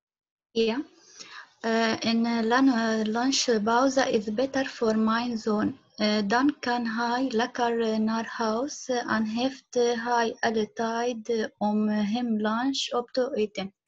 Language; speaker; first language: Dutch; non-native, learner; Arabic